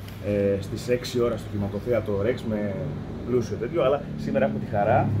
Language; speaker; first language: Greek; native; Greek